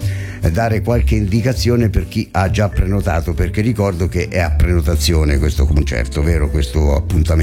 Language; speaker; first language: Italian; native; Italian